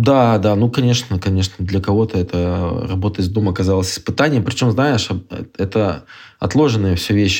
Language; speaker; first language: Russian; native; Russian